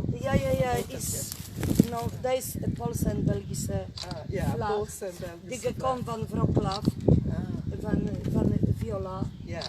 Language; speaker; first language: Dutch; non-native, learner; Polish